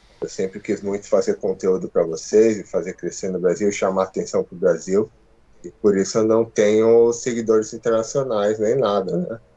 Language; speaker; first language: Portuguese; native; Portuguese